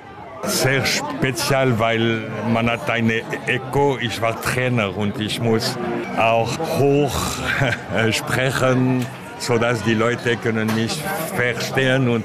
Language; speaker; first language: German; non-native, local second language; French